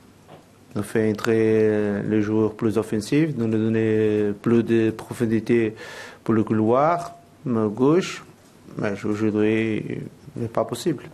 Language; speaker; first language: French; non-native, learner; Portuguese